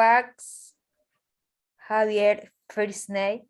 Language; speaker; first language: English; non-native, learner; Spanish